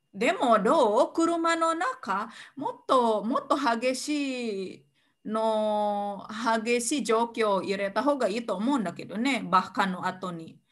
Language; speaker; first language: Japanese; non-native, fluent; Indonesian